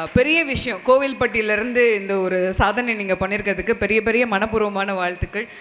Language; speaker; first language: Tamil; non-native, local second language; Telugu